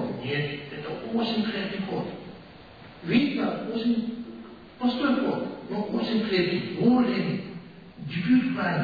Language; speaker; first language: Russian; non-native, learner; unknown